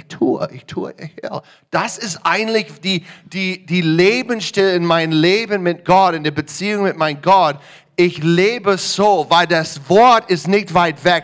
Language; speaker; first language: German; non-native, learner; English